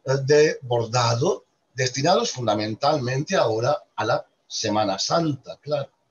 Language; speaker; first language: Spanish; native; Spanish